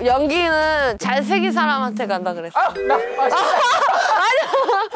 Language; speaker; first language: Korean; native; Korean